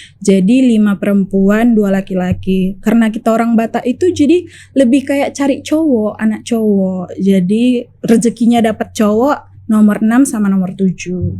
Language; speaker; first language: Indonesian; native; Indonesian